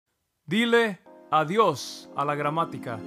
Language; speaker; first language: Spanish; early bilingual, heritage; Spanish